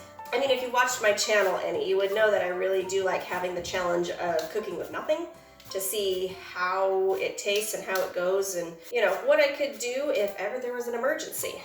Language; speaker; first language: English; native; English